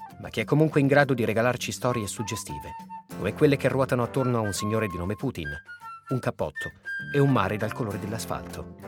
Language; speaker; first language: Italian; native; Italian